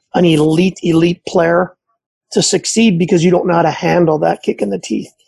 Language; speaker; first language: English; native; English